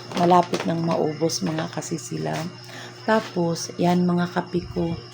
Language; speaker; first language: Filipino; non-native, local second language; Cebuano